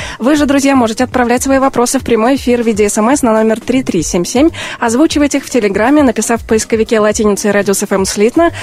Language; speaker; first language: Russian; native; Russian